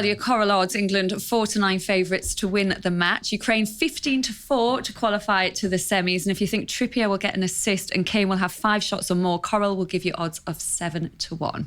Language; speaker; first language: English; native; English